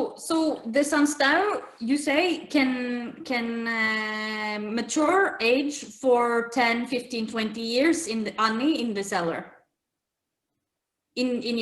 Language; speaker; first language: English; non-native, fluent; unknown